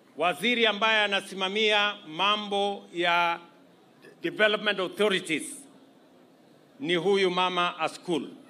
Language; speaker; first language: Swahili; non-native, local second language; Kalenjin